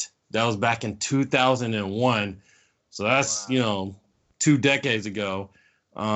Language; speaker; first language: English; native; English